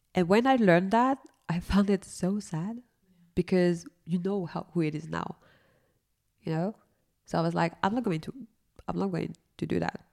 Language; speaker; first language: English; non-native, fluent; French